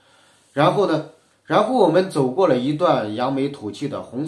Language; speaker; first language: Chinese; native; Chinese